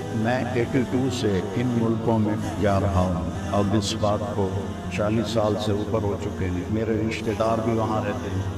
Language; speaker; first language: Urdu; non-native, local second language; Punjabi